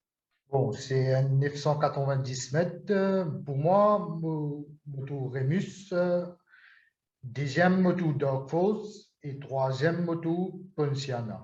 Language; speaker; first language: French; non-native, local second language; Morisyen